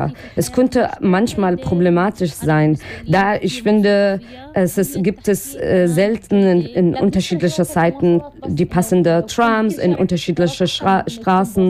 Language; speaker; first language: German; non-native, learner; Arabic